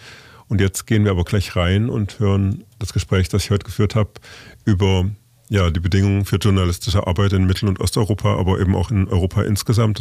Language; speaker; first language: German; native; German